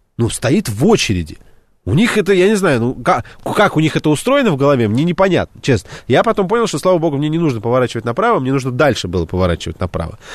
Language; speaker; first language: Russian; native; Russian